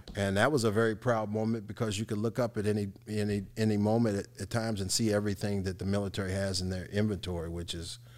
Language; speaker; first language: English; native; English